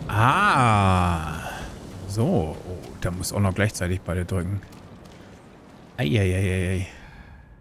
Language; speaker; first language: German; native; German